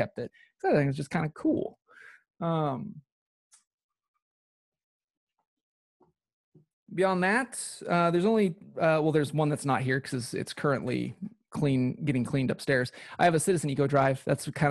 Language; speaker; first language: English; native; English